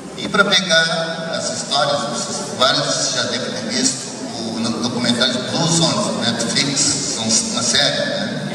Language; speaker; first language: Portuguese; early bilingual, other home language; Japanese